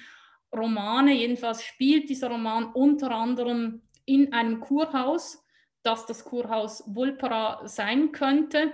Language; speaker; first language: German; native; German